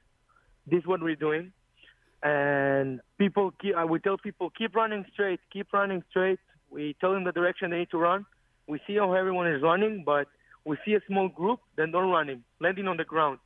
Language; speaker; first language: English; non-native, learner; Hebrew